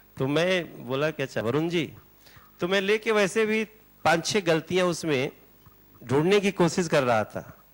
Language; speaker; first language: Hindi; native; Hindi